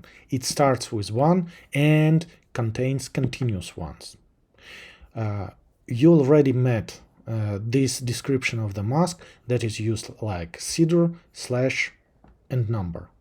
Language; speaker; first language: English; non-native, fluent; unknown